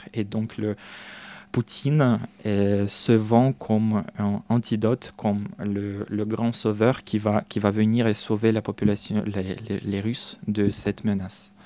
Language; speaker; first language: French; non-native, fluent; Russian